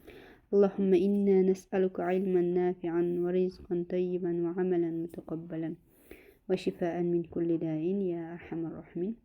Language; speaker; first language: Arabic; non-native, fluent; Uzbek